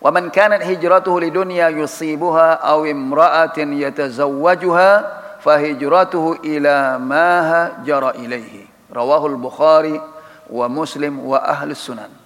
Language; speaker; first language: Arabic; non-native, fluent; Indonesian